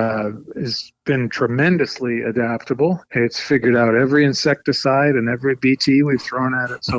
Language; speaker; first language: English; native; English